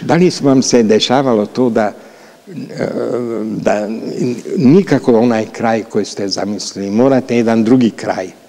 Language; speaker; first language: Serbian; non-native, local second language; Hungarian